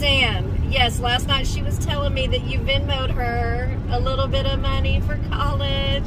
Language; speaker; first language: English; native; English